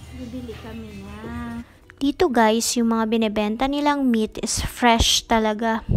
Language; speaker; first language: Filipino; non-native, local second language; Hiligaynon